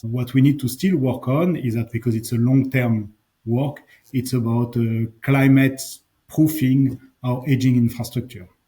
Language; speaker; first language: English; non-native, fluent; French